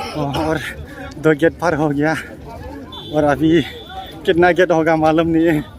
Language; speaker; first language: Hindi; non-native, local second language; Bodo